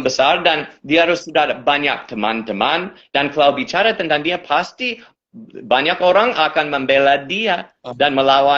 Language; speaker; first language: Indonesian; non-native, fluent; English